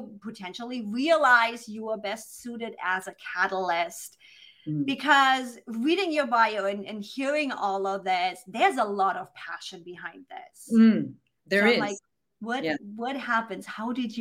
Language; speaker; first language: English; non-native, fluent; German